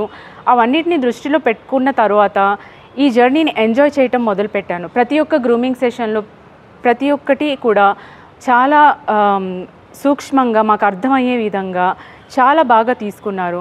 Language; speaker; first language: Telugu; native; Telugu